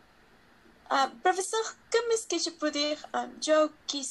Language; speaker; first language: French; non-native, learner; Spanish